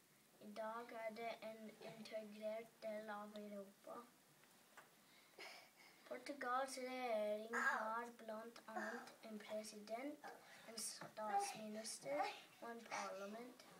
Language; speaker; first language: Norwegian; early bilingual, other home language; English